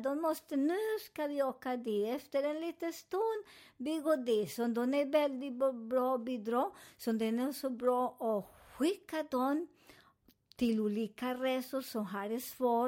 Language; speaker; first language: Swedish; non-native, learner; Spanish